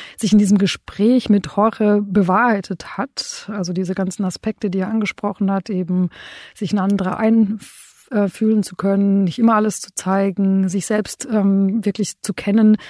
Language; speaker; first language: German; early bilingual, other home language; Romanian